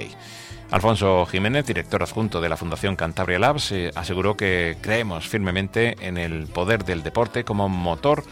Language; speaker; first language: Spanish; native; Spanish